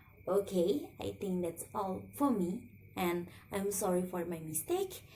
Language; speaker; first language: English; non-native, learner; Indonesian